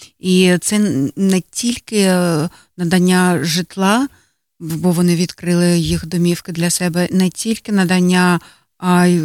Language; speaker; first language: Ukrainian; native; Ukrainian